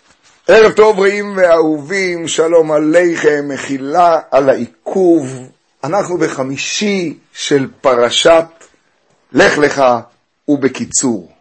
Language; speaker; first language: Hebrew; native; Hebrew